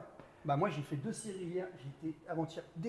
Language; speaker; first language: French; native; French